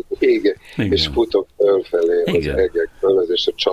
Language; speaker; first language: Hungarian; non-native, fluent; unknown